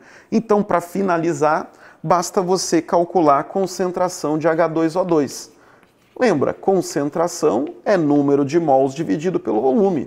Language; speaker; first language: Portuguese; native; Portuguese